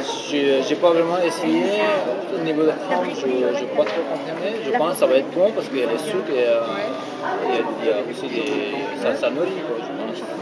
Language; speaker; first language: French; non-native, fluent; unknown